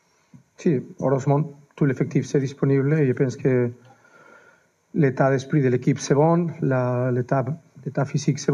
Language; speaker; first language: French; non-native, fluent; Spanish